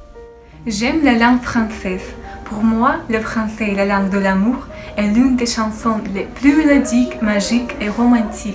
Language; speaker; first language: French; non-native, fluent; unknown